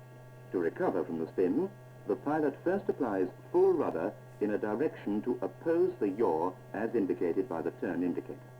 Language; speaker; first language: English; native; English